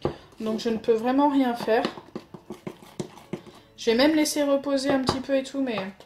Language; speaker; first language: French; native; French